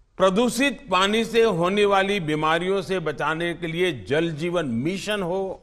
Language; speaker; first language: Hindi; non-native, local second language; Gujarati